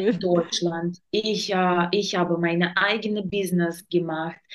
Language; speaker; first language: German; non-native, learner; Russian